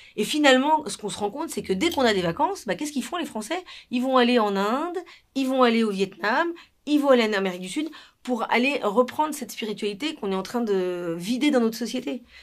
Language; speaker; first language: French; non-native, fluent; Spanish